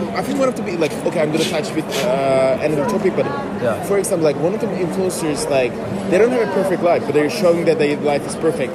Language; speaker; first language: English; non-native, fluent; Turkish